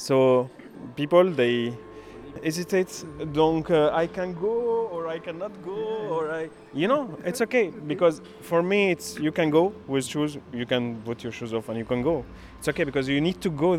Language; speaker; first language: English; non-native, learner; Arabic